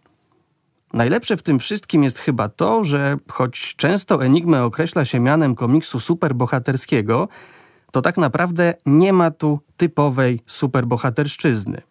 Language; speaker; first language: Polish; native; Polish